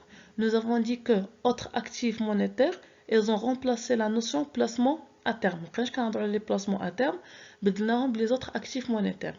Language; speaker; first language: French; non-native, local second language; Arabic